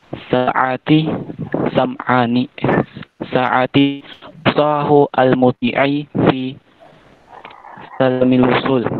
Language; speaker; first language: Arabic; non-native, learner; Indonesian